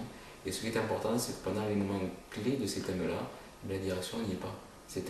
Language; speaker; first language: French; native; French